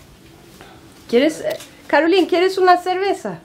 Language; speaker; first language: Spanish; non-native, fluent; Swedish